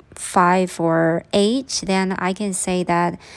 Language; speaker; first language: English; non-native, fluent; Chinese